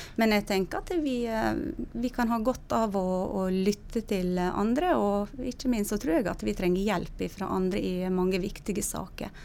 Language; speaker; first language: Norwegian; native; Norwegian